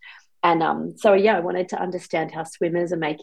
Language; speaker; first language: English; native; English